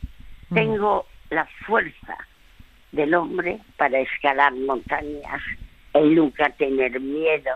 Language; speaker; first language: Spanish; early bilingual, other home language; French